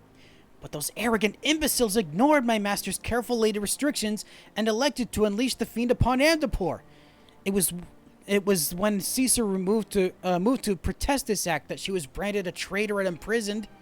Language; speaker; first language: English; native; English